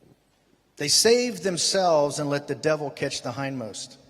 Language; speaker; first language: English; native; English